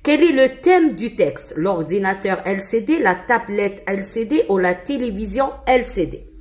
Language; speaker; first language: French; non-native, local second language; Arabic